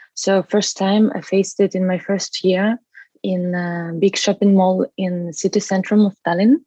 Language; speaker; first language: English; non-native, learner; Russian